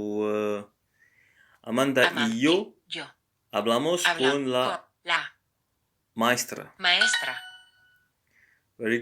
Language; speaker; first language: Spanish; non-native, learner; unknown